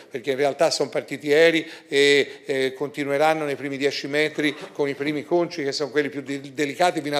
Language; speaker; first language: Italian; native; Italian